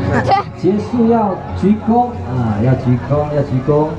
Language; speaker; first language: Chinese; native; Chinese